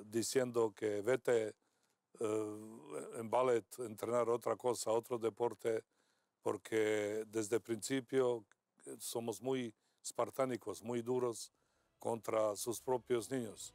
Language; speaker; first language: Spanish; non-native, fluent; Serbian